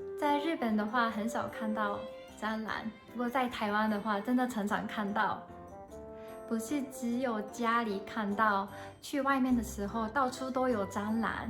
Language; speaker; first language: Chinese; non-native, fluent; Japanese